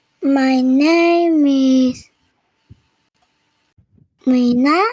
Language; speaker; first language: English; non-native, learner; Korean